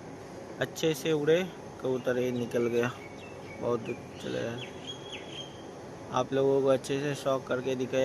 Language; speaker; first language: Hindi; non-native, local second language; Bangla